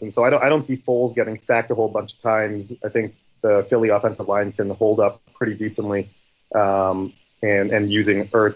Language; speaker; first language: English; native; English